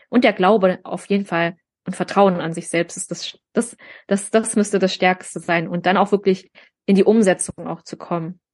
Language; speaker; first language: German; early bilingual, other home language; Vietnamese